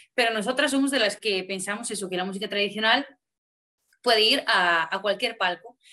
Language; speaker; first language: Spanish; native; Spanish